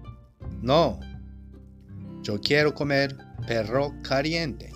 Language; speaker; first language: Spanish; non-native, fluent; Japanese